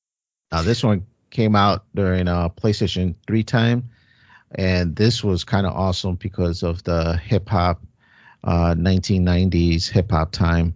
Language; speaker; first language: English; native; English